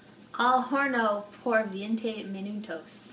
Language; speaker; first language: Spanish; non-native, learner; English